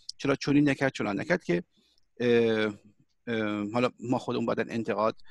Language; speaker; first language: Persian; early bilingual, heritage; Persian